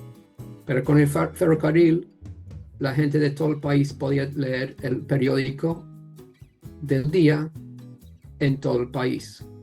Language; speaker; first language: Spanish; non-native, fluent; English